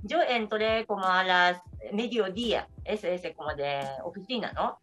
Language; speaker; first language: Spanish; non-native, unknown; Japanese